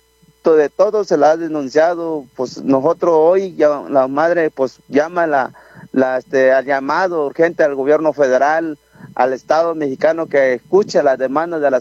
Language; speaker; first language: Spanish; non-native, local second language; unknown